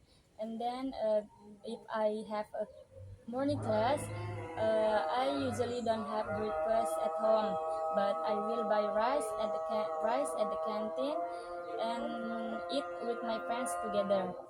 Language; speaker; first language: English; non-native, learner; Indonesian